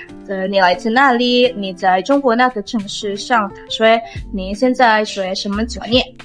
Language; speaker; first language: Chinese; non-native, learner; Indonesian